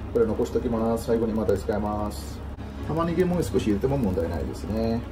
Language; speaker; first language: Japanese; non-native, fluent; Bangla